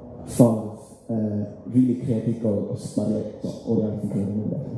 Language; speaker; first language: Welsh; native; Welsh